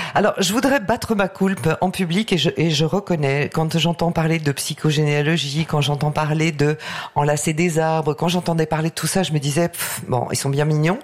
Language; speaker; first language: French; native; French